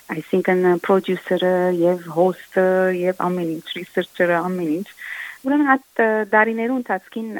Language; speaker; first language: Armenian; native; Armenian